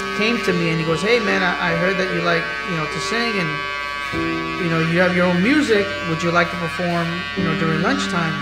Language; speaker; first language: English; native; English